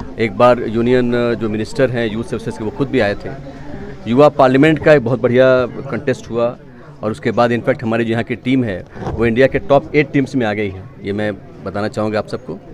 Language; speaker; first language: Hindi; native; Hindi